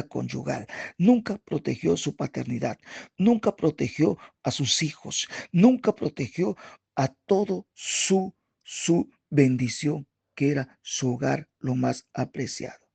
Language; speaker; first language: Spanish; native; Spanish